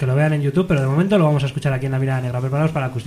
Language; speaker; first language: Spanish; native; Spanish